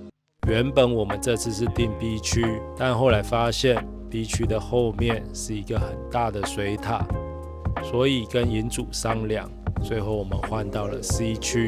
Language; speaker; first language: Chinese; native; Chinese